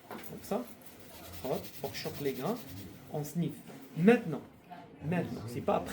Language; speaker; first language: French; non-native, local second language; Arabic